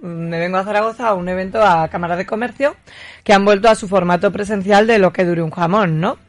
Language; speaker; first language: Spanish; native; Spanish